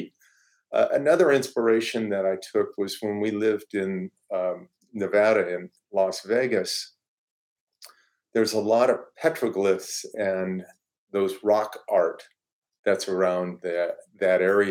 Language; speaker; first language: English; native; English